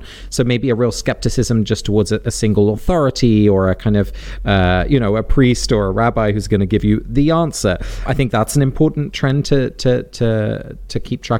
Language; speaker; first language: English; native; English